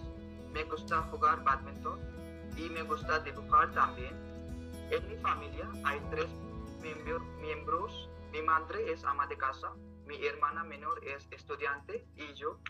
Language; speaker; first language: Spanish; non-native, learner; Hindi